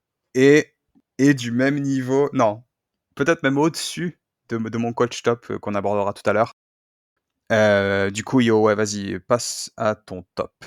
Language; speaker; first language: French; native; French